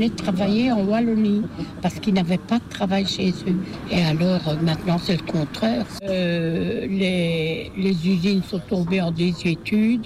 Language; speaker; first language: French; native; French